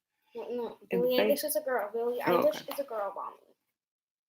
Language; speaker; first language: English; native; English